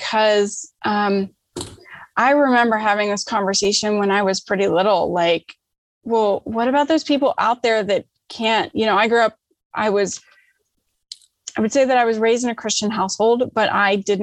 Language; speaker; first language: English; native; English